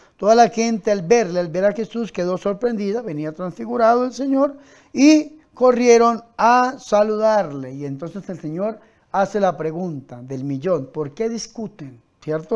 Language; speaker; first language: Spanish; native; Spanish